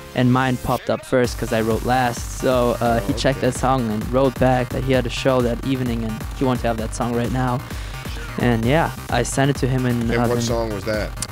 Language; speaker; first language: English; non-native, fluent; German